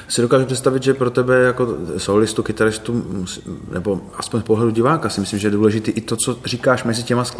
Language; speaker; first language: Czech; native; Czech